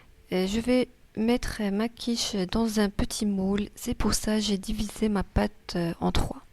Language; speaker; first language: French; non-native, local second language; Arabic